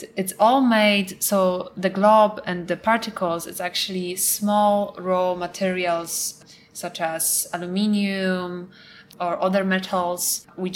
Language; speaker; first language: English; non-native, fluent; Polish